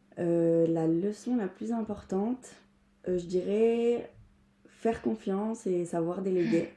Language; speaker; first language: French; non-native, fluent; Spanish